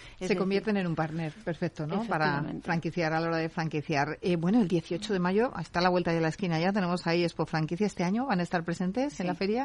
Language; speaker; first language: Spanish; native; Spanish